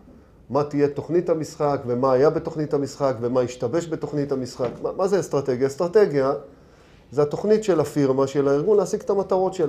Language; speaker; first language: Hebrew; native; Hebrew